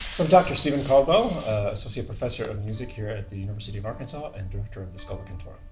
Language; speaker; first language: English; native; English